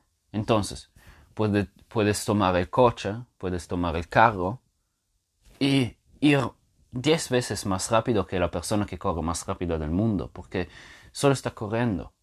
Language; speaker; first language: Spanish; non-native, fluent; Portuguese